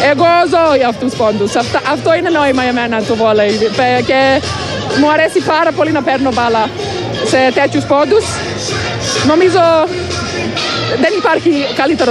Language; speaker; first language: Greek; non-native, fluent; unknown